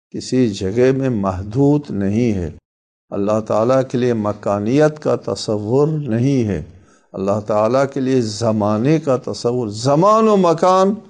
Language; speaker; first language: Urdu; non-native, local second language; Balti